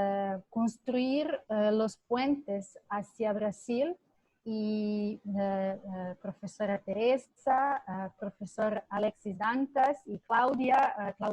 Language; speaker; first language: Spanish; non-native, fluent; Serbian